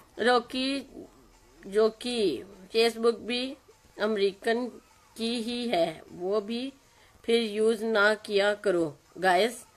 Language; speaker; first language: Urdu; native; Urdu